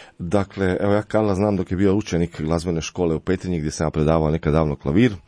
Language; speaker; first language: Croatian; native; Croatian